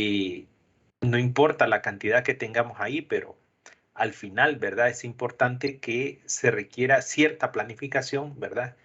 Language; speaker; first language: Spanish; native; Spanish